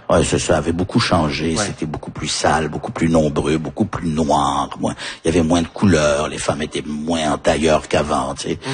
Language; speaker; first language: French; native; French